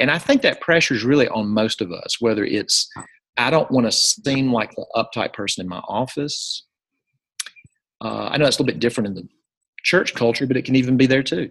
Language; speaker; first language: English; native; English